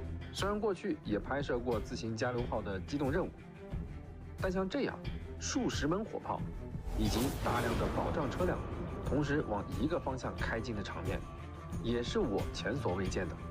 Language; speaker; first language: Chinese; native; Chinese